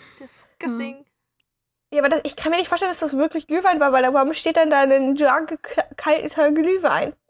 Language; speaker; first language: German; native; German